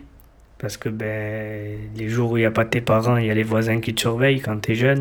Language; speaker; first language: French; native; French